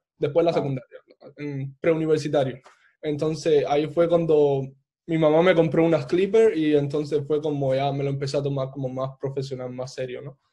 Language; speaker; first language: Spanish; native; Spanish